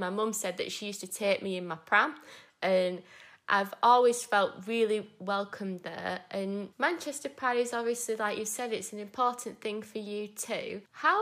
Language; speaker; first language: English; native; English